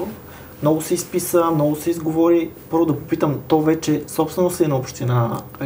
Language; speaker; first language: Bulgarian; native; Bulgarian